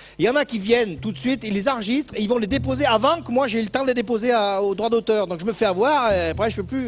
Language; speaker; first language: French; native; French